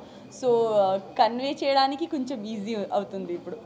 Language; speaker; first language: Telugu; non-native, learner; Gujarati